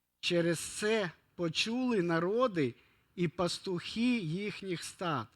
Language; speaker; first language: Ukrainian; non-native, local second language; Russian